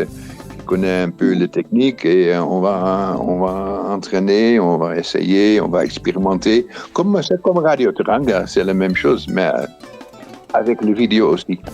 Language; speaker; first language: French; non-native, fluent; Dutch